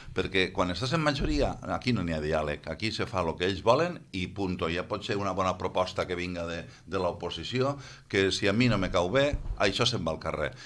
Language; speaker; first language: Catalan; native; Catalan